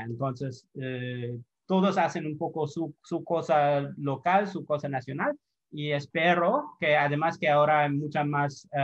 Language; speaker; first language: Spanish; non-native, fluent; English